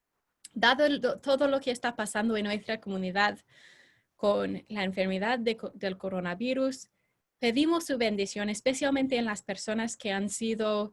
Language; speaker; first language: Spanish; non-native, fluent; English